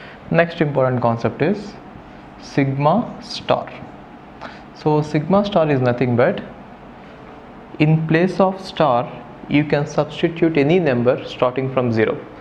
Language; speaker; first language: English; non-native, local second language; Telugu